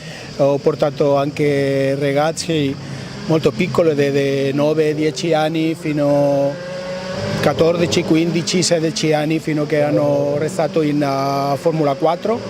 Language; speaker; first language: Italian; non-native, learner; Spanish